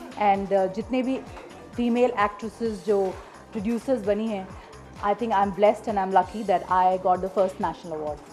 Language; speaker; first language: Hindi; non-native, local second language; Bhojpuri